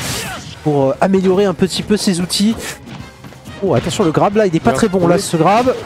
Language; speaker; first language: French; native; French